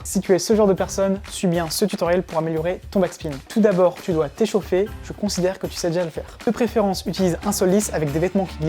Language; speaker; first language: French; native; French